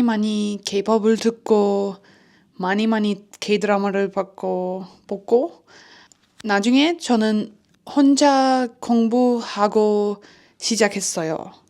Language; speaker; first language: Korean; non-native, learner; Turkish